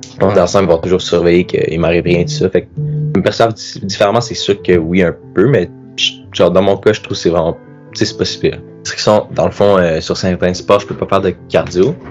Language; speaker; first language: French; native; French